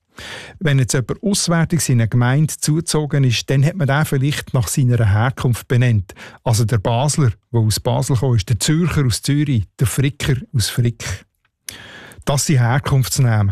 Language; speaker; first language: German; native; German